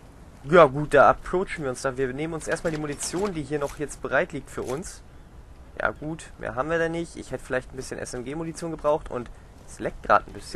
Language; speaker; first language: German; native; German